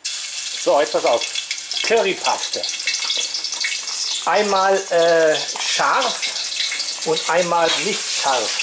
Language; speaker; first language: German; native; German